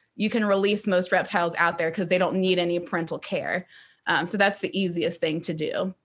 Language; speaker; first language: English; native; English